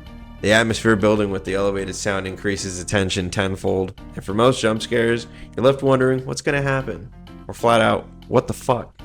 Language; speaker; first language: English; native; English